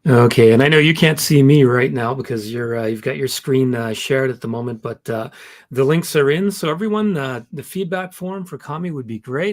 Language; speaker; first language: English; native; English